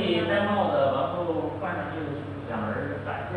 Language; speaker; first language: Chinese; native; Chinese